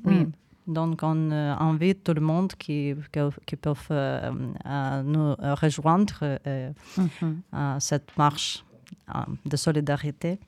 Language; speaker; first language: French; non-native, learner; Ukrainian